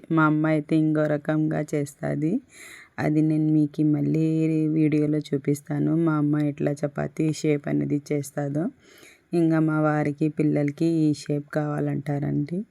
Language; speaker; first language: Telugu; non-native, local second language; Urdu